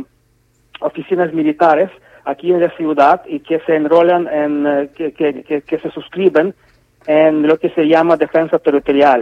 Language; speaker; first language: Spanish; non-native, fluent; Ukrainian